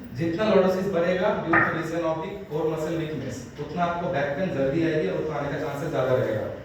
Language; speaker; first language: Hindi; non-native, local second language; Bangla